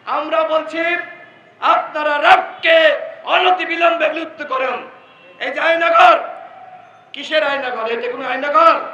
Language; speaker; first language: Bangla; native; Bangla